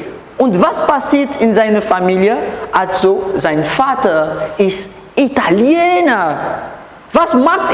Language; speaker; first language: German; non-native, fluent; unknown